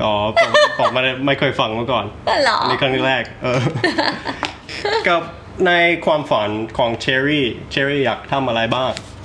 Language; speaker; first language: Thai; early bilingual, heritage; Thai